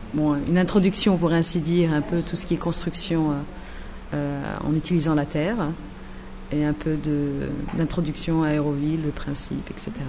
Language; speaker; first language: French; non-native, fluent; Dutch